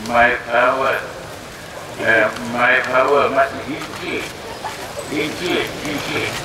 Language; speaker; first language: English; non-native, learner; Thai